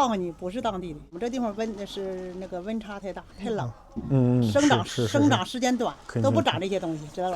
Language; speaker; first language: Chinese; native; Chinese